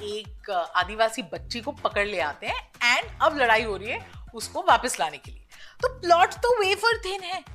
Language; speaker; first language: Hindi; native; Hindi